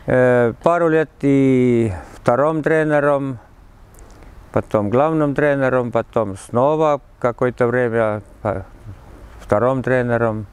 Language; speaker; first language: Russian; non-native, learner; Estonian